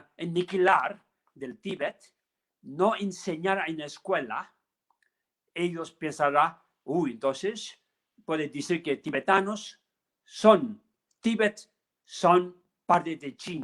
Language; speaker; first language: Spanish; non-native, learner; Tibetan